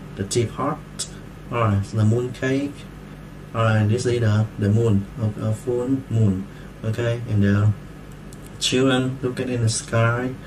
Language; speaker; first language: English; non-native, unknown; Vietnamese